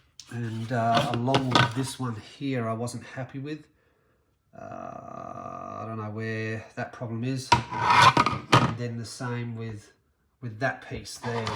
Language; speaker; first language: English; native; English